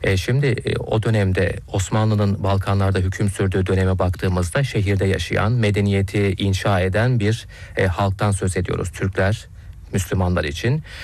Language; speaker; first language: Turkish; native; Turkish